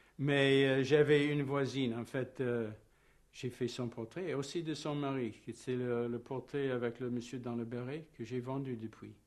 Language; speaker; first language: French; non-native, fluent; English